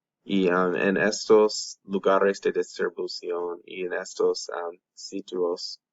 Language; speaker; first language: Spanish; non-native, learner; English